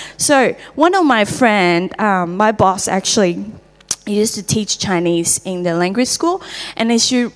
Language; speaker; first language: English; non-native, fluent; Chinese